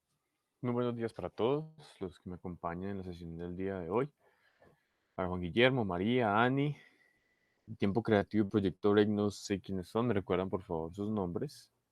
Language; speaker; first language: Spanish; native; Spanish